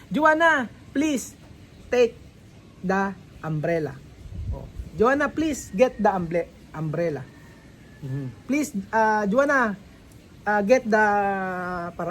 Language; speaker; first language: English; non-native, learner; Filipino